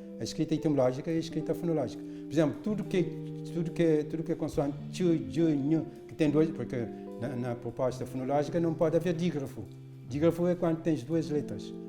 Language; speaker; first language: Portuguese; non-native, local second language; Kabuverdianu